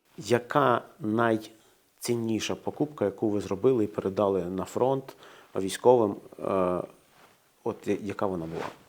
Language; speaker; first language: Ukrainian; native; Ukrainian